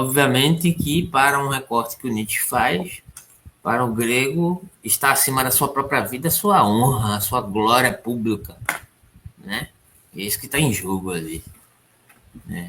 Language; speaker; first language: Portuguese; native; Portuguese